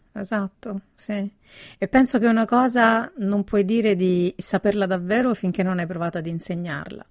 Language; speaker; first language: Italian; native; Italian